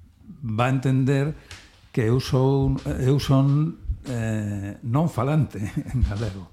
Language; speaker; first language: Galician; non-native, learner; Spanish